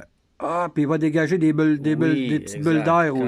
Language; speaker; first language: French; native; French